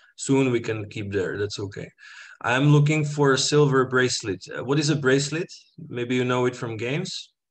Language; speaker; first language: English; non-native, fluent; Czech